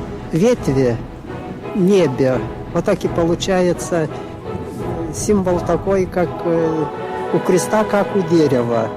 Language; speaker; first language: Russian; non-native, local second language; Lithuanian